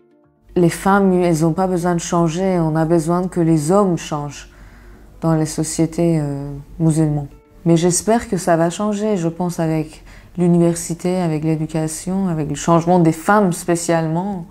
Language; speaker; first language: French; non-native, fluent; Persian